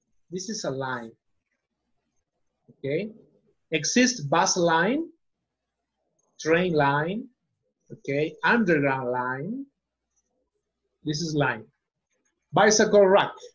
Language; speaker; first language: English; non-native, fluent; Spanish